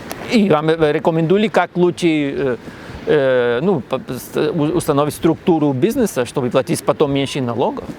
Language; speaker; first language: Russian; non-native, learner; Spanish